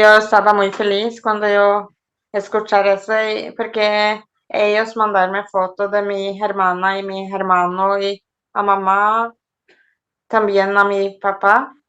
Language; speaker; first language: Spanish; early bilingual, heritage; Norwegian